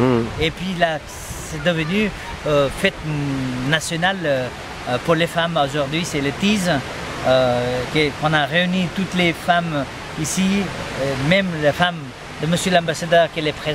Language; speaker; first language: French; non-native, fluent; Nepali